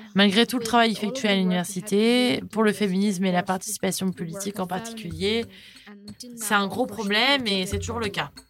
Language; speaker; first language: French; non-native, fluent; Arabic